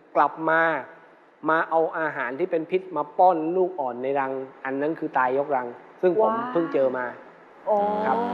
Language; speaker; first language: Thai; native; Thai